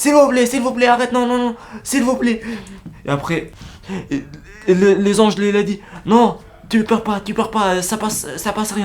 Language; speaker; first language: French; non-native, learner; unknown